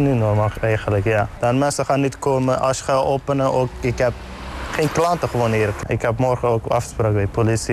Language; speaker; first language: Dutch; non-native, learner; Arabic